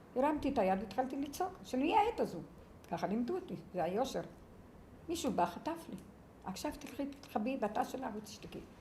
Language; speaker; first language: Hebrew; early bilingual, other home language; Yiddish